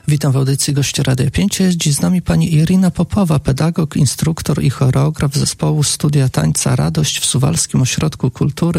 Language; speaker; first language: Polish; native; Polish